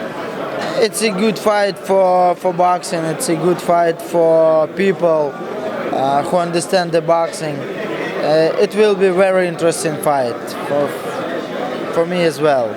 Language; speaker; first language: English; non-native, learner; Russian